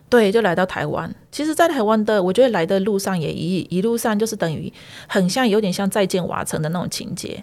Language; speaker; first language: Chinese; early bilingual, heritage; Chinese